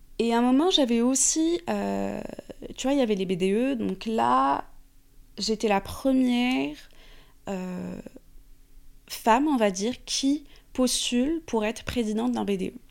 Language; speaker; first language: French; non-native, fluent; Arabic